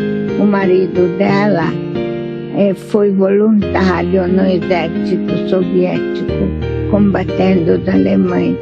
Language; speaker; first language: Portuguese; non-native, fluent; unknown